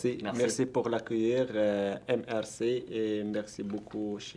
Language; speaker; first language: French; non-native, learner; Arabic